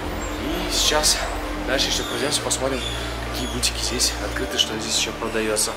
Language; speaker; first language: Russian; native; Russian